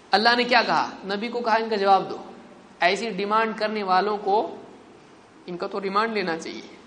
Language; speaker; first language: Urdu; native; Urdu